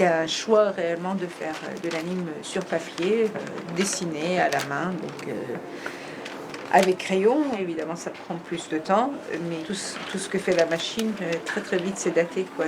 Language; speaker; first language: French; non-native, fluent; Persian